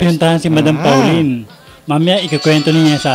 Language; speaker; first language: Filipino; native; Filipino